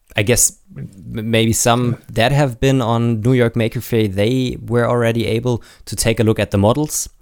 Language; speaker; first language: English; non-native, fluent; German